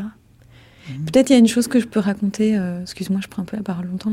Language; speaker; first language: French; native; French